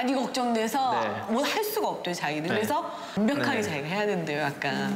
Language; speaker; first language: Korean; native; Korean